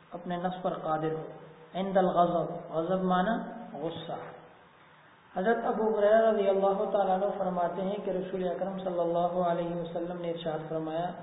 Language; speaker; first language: Urdu; native; Urdu